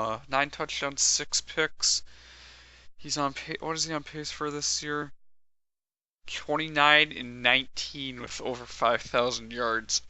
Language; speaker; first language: English; native; English